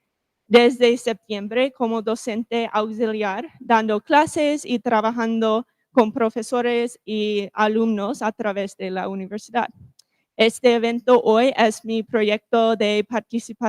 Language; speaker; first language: Spanish; non-native, fluent; English